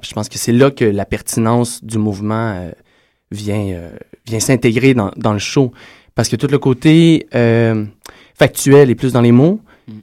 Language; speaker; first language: French; native; French